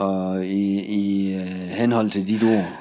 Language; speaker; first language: Danish; non-native, learner; Russian